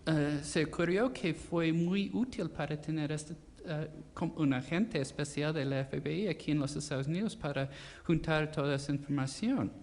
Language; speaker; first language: Spanish; non-native, fluent; English